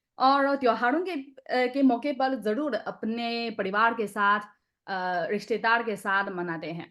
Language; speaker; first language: Hindi; non-native, fluent; Chinese